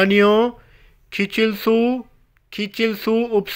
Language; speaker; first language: Korean; non-native, learner; Hindi